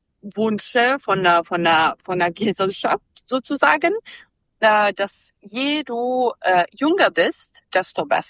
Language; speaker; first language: German; non-native, learner; Serbian